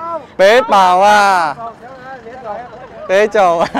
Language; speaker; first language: Chinese; non-native, local second language; Cantonese